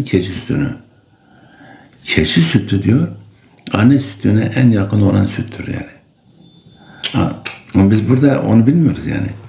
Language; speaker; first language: Turkish; non-native, local second language; Kurdish